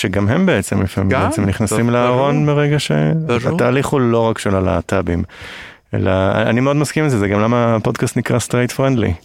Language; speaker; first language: Hebrew; native; Hebrew